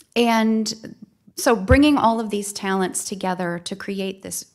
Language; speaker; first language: English; native; English